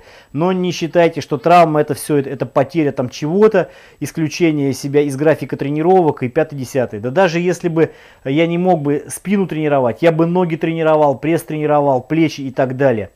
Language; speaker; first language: Russian; native; Russian